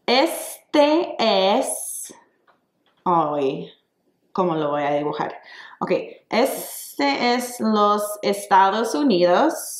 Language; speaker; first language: Spanish; non-native, fluent; English